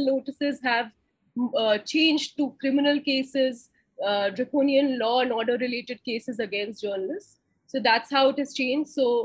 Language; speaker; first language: English; non-native, local second language; Hindi